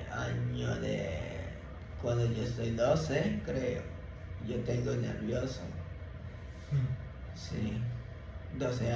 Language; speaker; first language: Spanish; non-native, learner; Filipino